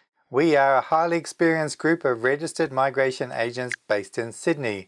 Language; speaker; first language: English; native; English